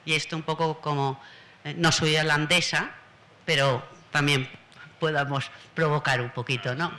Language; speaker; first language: Spanish; native; Spanish